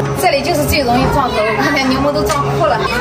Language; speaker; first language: Chinese; native; Chinese